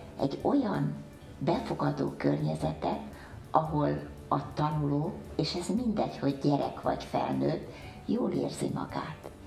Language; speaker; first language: Hungarian; early bilingual, heritage; Hungarian